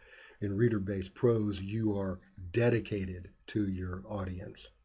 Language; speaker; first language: English; native; English